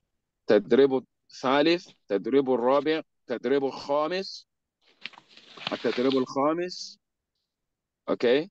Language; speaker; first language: Arabic; non-native, learner; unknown